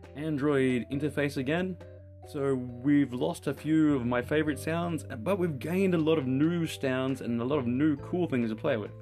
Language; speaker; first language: English; native; English